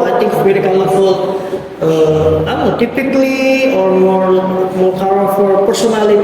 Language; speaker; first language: English; non-native, learner; Indonesian